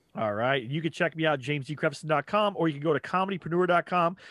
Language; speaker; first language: English; native; English